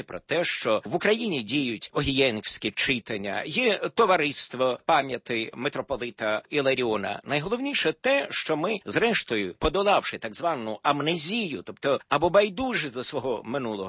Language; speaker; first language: Ukrainian; native; Ukrainian